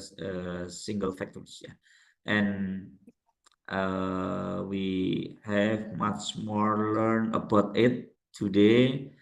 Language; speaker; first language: English; non-native, local second language; Indonesian